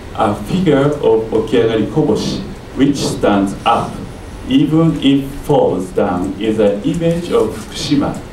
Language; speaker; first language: English; non-native, learner; Japanese